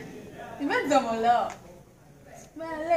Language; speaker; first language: Chinese; non-native, learner; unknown